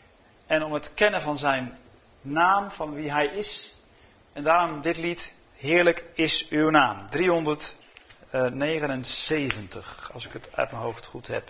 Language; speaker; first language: Dutch; native; Dutch